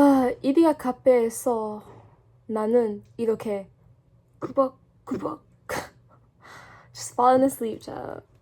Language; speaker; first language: Korean; non-native, learner; English